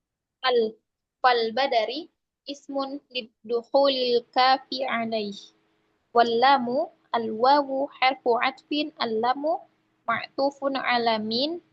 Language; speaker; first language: Arabic; non-native, learner; Indonesian